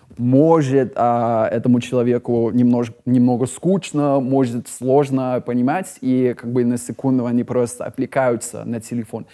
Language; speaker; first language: Russian; non-native, fluent; English